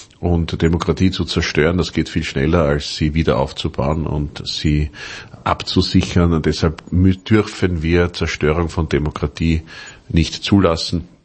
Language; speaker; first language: German; native; German